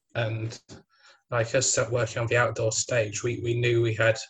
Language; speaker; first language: English; native; English